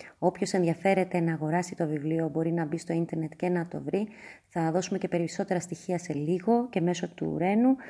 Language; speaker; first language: Greek; early bilingual, heritage; Greek